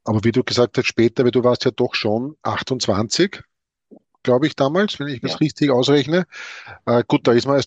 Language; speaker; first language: German; native; German